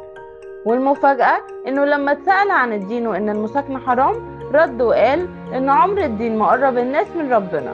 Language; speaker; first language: Arabic; native; Arabic